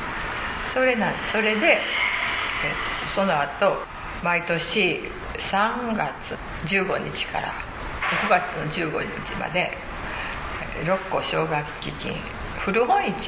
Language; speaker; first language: Japanese; native; Japanese